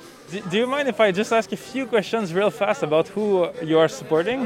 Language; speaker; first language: English; non-native, fluent; French